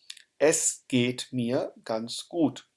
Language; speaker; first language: German; non-native, fluent; Urdu